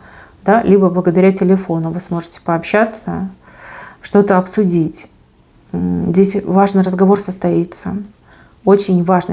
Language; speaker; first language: Russian; native; Russian